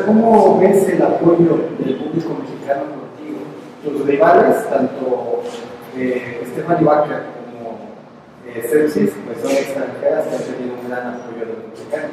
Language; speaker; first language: Spanish; native; Spanish